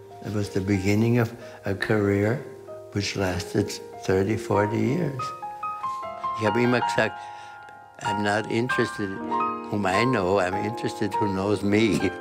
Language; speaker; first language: English; non-native, fluent; German